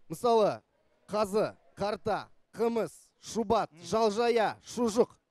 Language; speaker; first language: Kazakh; non-native, local second language; Russian